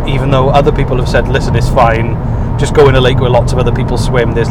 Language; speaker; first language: English; native; English